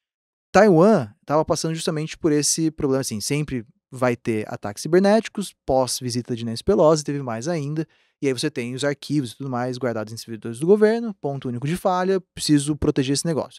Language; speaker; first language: Portuguese; native; Portuguese